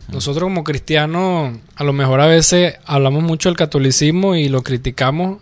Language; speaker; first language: Spanish; native; Spanish